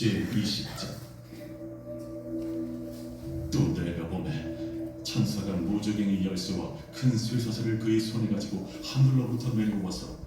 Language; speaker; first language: Korean; native; Korean